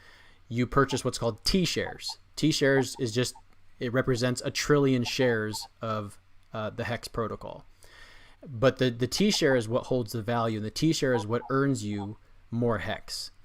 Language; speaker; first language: English; native; English